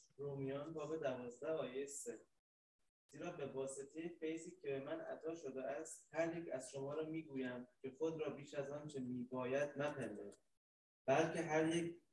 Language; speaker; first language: Persian; native; Persian